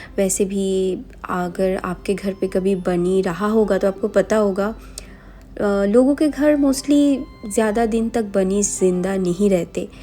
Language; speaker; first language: Hindi; non-native, local second language; Bangla